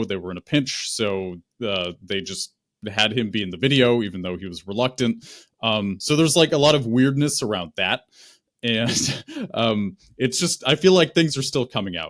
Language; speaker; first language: English; native; English